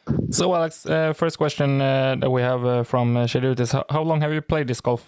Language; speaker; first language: English; non-native, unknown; Swedish